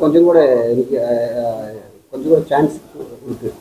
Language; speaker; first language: Tamil; non-native, local second language; Malayalam